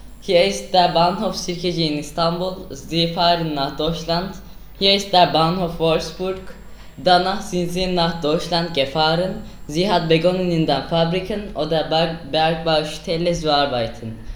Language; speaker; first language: German; non-native, learner; Turkish